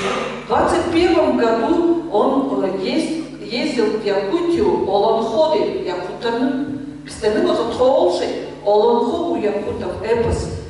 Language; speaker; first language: Russian; non-native, local second language; Tuvinian